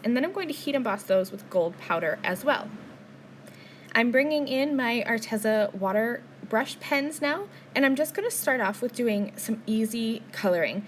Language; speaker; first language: English; native; English